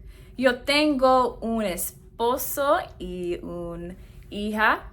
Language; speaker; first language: Spanish; non-native, learner; English